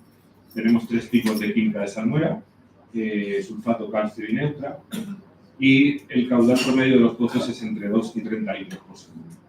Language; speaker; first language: Spanish; native; Spanish